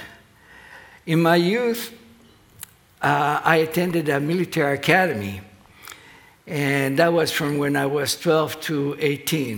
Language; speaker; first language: English; non-native, fluent; Spanish